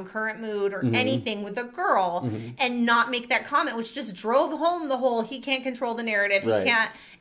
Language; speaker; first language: English; native; English